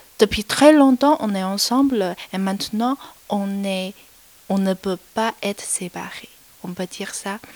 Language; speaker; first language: French; non-native, learner; Chinese